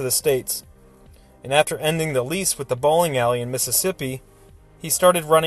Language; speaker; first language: English; native; English